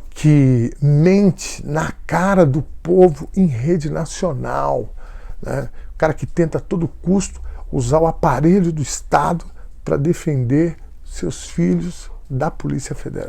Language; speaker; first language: Portuguese; native; Portuguese